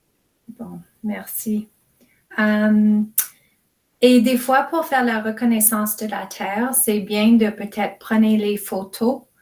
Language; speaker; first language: French; non-native, fluent; English